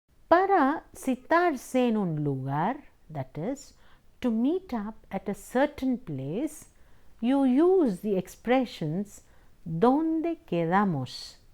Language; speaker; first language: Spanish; non-native, fluent; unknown